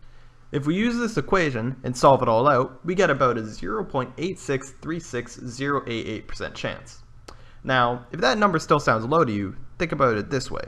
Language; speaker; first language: English; native; English